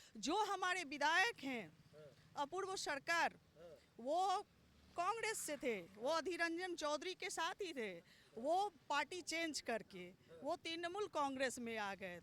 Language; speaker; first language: Hindi; non-native, local second language; Bangla